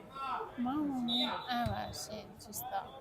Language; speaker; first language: Italian; native; Italian